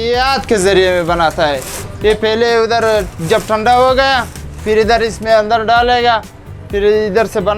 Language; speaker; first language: Hindi; non-native, learner; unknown